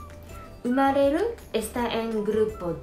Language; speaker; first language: Spanish; non-native, fluent; Japanese